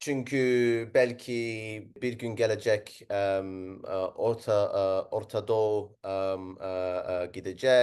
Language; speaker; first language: Turkish; non-native, learner; Arabic